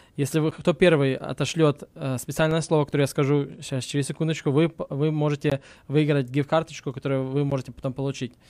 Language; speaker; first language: Russian; early bilingual, heritage; Russian